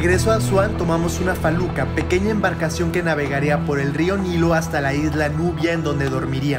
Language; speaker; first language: Spanish; native; Spanish